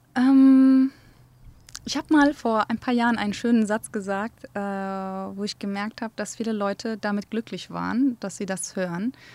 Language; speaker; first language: German; early bilingual, other home language; Central Kurdish